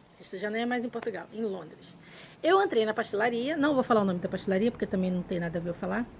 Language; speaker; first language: Portuguese; native; Portuguese